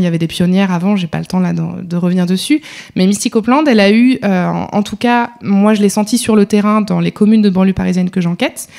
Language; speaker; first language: French; native; French